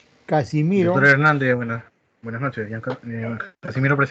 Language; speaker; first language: Spanish; native; Spanish